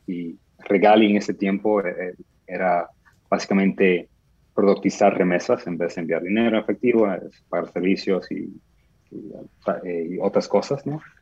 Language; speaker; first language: Spanish; native; Spanish